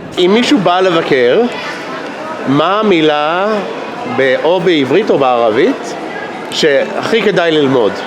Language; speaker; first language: Hebrew; non-native, fluent; English